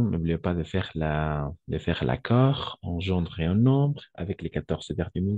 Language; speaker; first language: French; non-native, fluent; Spanish